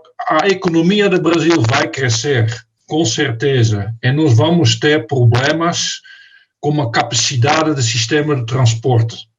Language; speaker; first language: Portuguese; non-native, fluent; Dutch